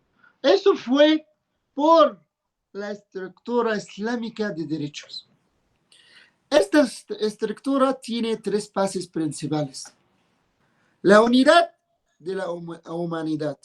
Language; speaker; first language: Spanish; non-native, fluent; Arabic